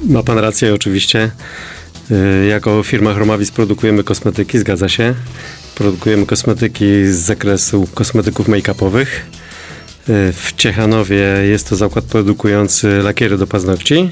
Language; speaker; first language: Polish; native; Polish